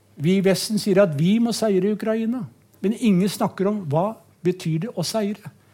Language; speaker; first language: Norwegian; native; Norwegian